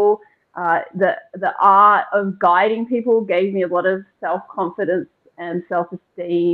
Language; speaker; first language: English; native; English